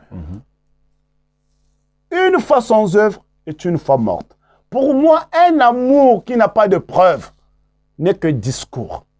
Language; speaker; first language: French; non-native, local second language; Kongo